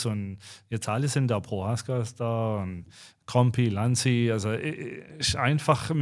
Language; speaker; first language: German; non-native, fluent; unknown